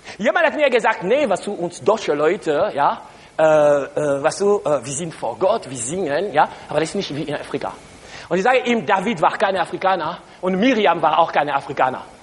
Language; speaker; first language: German; non-native, learner; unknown